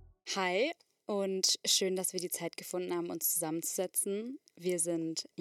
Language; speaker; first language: German; native; German